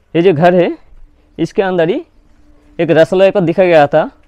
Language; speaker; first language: Hindi; non-native, local second language; Bangla